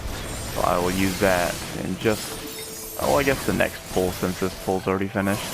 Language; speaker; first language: English; native; English